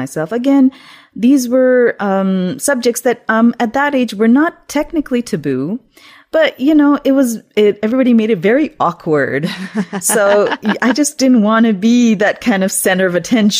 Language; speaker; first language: English; non-native, local second language; Urdu